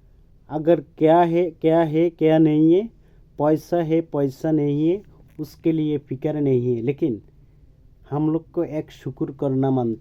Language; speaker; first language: Hindi; non-native, learner; Bangla